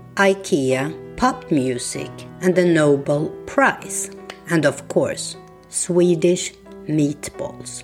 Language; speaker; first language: English; non-native, fluent; Swedish